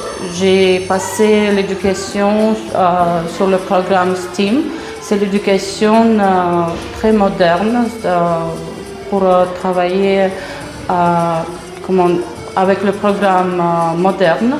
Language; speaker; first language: French; non-native, fluent; Russian